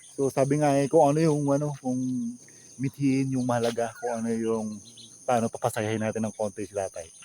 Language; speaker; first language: Filipino; native; Filipino